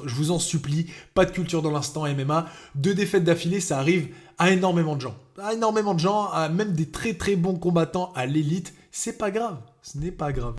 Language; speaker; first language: French; native; French